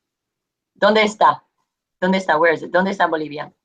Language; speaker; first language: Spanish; non-native, fluent; English